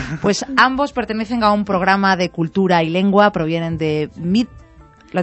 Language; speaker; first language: Spanish; native; Spanish